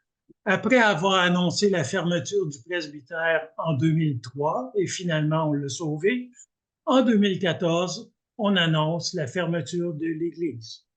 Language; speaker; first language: French; native; French